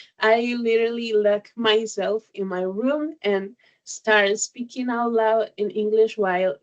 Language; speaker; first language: English; non-native, learner; Spanish